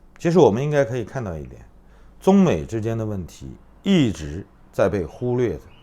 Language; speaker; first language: Chinese; native; Chinese